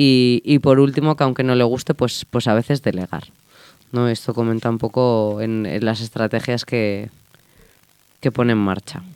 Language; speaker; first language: Spanish; native; Spanish